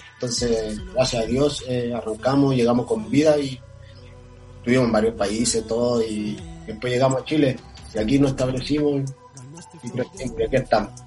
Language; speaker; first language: Spanish; non-native, fluent; Portuguese